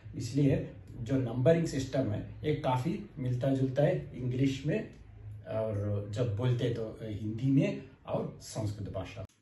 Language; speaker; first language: Hindi; non-native, local second language; Kannada